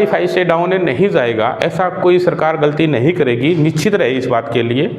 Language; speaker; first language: Hindi; native; Hindi